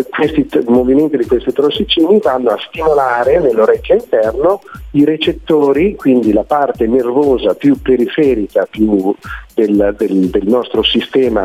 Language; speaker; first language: Italian; native; Italian